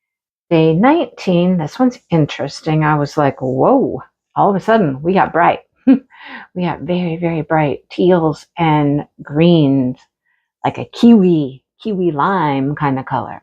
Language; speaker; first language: English; native; English